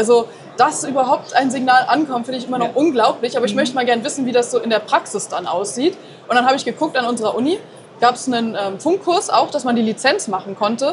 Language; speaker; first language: German; native; German